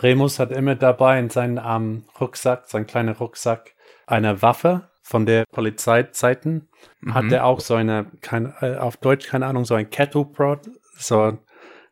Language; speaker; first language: German; non-native, fluent; English